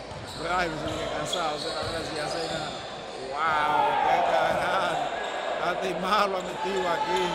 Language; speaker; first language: Spanish; native; Spanish